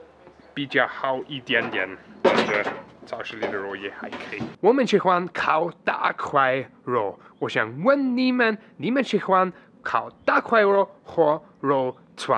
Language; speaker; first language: Chinese; non-native, fluent; German